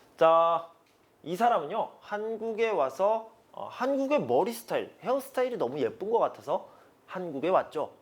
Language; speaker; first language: Korean; native; Korean